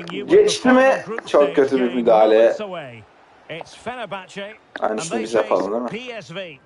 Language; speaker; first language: Turkish; native; Turkish